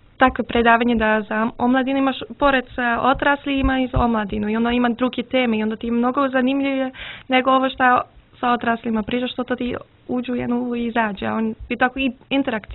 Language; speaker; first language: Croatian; early bilingual, heritage; Serbian